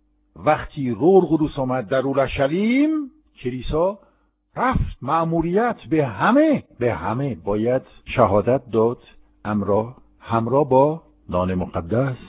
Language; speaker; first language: Persian; non-native, fluent; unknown